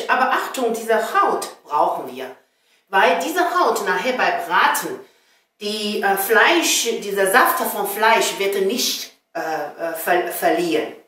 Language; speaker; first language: German; non-native, learner; Chinese